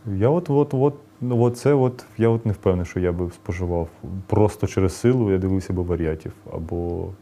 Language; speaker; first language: Ukrainian; non-native, local second language; Russian